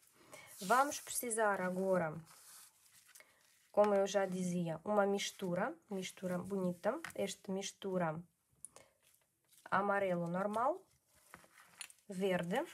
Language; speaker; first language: Portuguese; non-native, learner; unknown